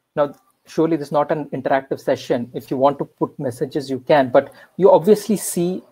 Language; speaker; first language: English; non-native, local second language; Marathi